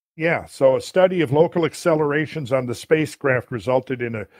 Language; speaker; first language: English; native; English